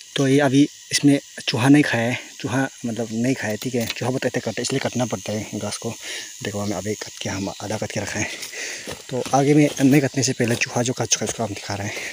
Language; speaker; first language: Hindi; non-native, local second language; Nepali